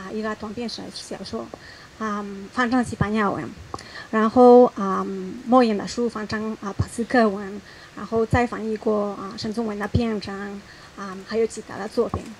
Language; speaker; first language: Chinese; non-native, fluent; Spanish